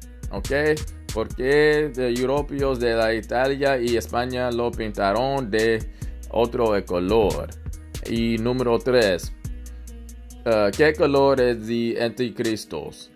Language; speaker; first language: Spanish; non-native, learner; English